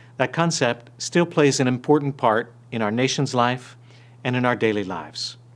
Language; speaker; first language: English; native; English